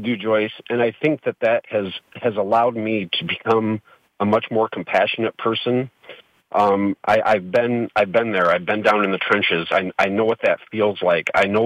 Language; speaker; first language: English; native; English